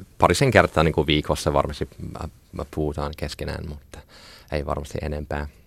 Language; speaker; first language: Finnish; non-native, fluent; English